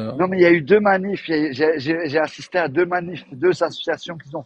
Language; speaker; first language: French; native; French